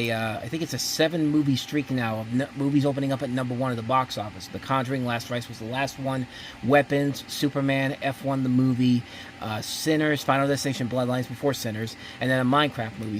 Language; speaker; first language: English; native; English